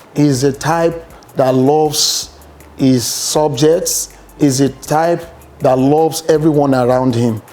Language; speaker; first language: English; non-native, local second language; Yoruba